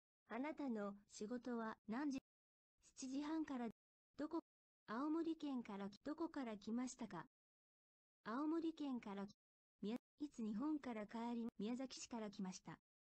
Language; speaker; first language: Japanese; non-native, learner; English